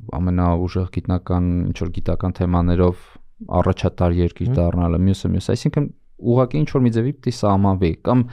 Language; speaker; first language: Armenian; native; Armenian